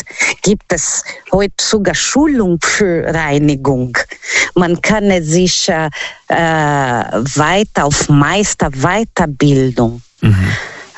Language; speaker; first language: German; non-native, learner; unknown